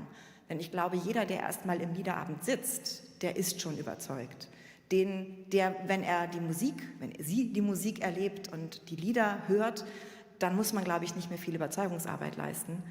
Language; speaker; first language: German; native; German